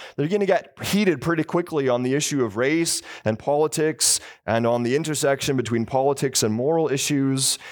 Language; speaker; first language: English; native; English